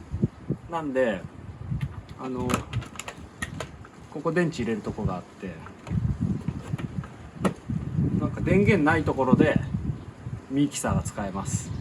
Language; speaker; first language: Japanese; native; Japanese